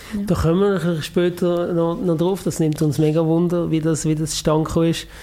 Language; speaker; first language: German; native; German